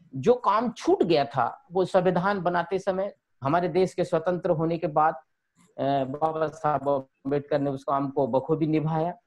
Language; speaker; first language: Hindi; native; Hindi